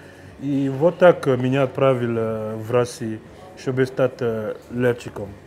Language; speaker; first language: Russian; non-native, fluent; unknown